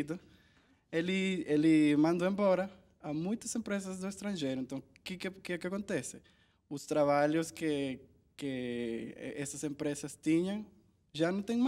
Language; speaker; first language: Portuguese; non-native, learner; Spanish